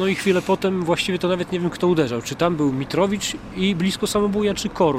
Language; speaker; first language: Polish; native; Polish